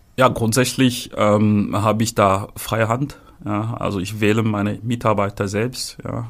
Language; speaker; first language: German; non-native, fluent; French